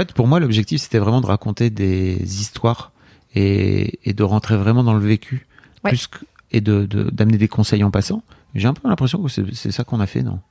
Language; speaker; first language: French; native; French